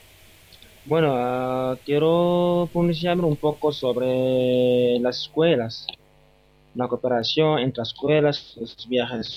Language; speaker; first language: Spanish; non-native, fluent; Wolof